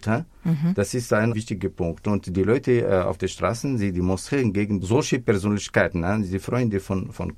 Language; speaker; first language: German; non-native, fluent; Arabic